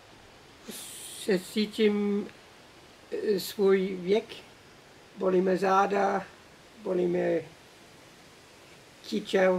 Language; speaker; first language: Czech; non-native, learner; English